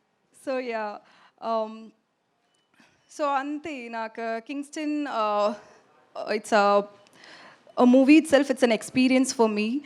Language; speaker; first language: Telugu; non-native, learner; Tamil